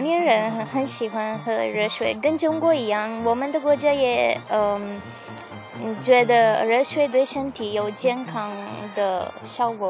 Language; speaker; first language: Chinese; non-native, fluent; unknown